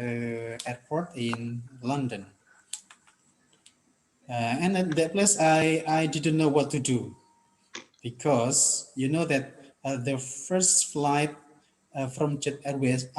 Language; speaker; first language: English; non-native, fluent; Indonesian